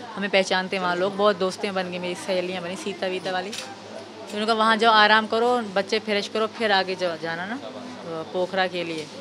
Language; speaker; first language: Urdu; non-native, local second language; Sindhi